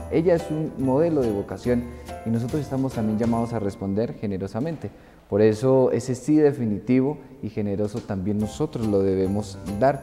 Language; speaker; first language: Spanish; native; Spanish